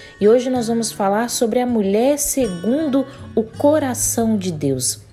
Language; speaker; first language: Portuguese; native; Portuguese